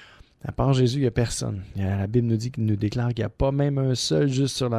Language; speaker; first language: French; native; French